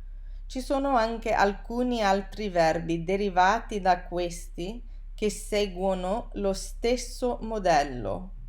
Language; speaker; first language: Italian; non-native, fluent; English